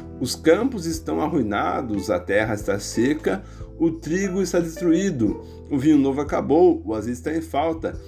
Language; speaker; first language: Portuguese; native; Portuguese